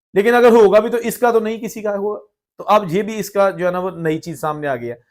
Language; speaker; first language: Urdu; non-native, local second language; Punjabi